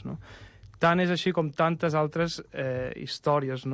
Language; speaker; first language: Catalan; native; Catalan